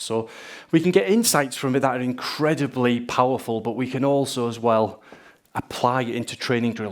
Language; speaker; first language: English; native; English